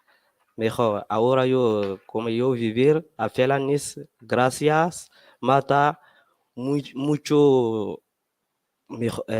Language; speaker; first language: Spanish; non-native, learner; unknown